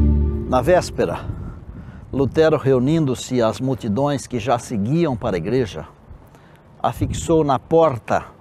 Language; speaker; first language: Portuguese; native; Portuguese